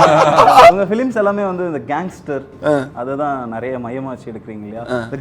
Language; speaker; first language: Tamil; native; Tamil